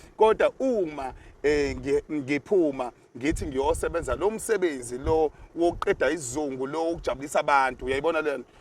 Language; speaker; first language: Zulu; native; Zulu